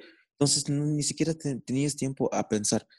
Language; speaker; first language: Spanish; non-native, fluent; Arabic